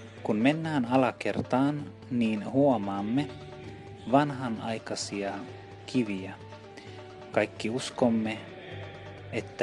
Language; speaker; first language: Finnish; non-native, fluent; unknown